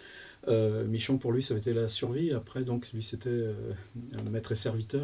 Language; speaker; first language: French; native; French